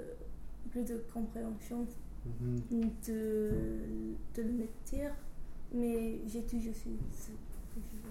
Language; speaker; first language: French; non-native, learner; English